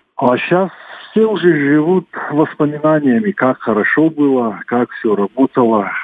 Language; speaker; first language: Russian; non-native, local second language; Ossetic